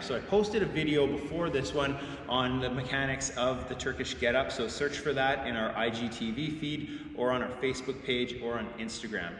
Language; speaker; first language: English; native; English